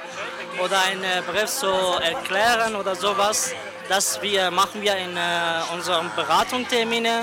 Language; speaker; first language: German; non-native, fluent; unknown